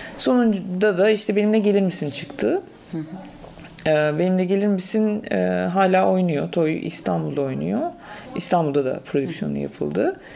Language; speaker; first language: Turkish; native; Turkish